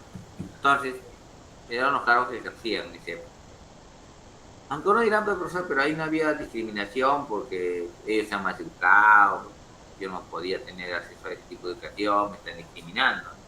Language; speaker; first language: Spanish; native; Spanish